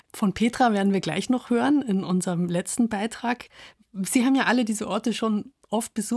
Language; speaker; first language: German; native; German